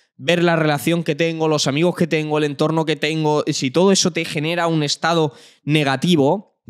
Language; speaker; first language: Spanish; native; Spanish